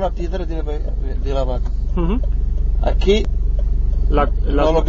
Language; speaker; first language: Spanish; non-native, learner; Arabic